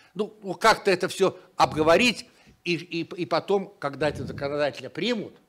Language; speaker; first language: Russian; native; Russian